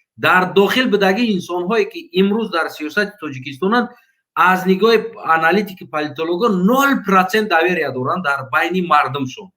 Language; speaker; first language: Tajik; native; Tajik